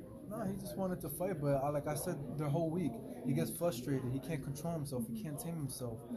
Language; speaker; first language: English; early bilingual, other home language; Spanish